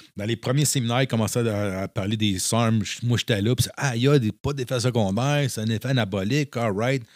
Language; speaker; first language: French; native; French